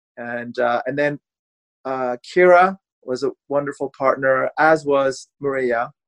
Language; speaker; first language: English; non-native, fluent; Persian